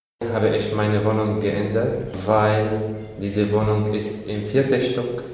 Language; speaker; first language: German; non-native, learner; Arabic